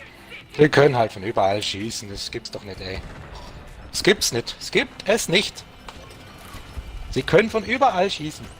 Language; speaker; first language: German; native; German